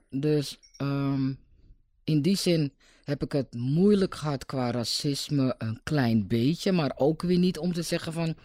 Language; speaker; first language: Dutch; native; Dutch